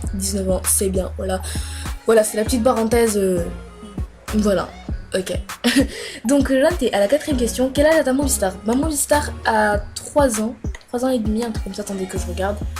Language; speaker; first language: French; native; French